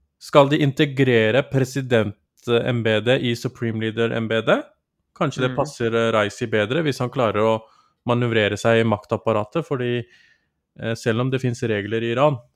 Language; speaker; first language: Norwegian; early bilingual, other home language; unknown